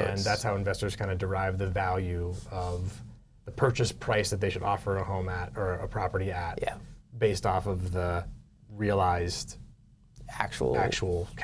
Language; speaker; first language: English; native; English